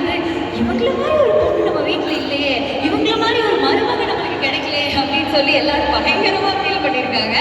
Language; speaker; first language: Tamil; native; Tamil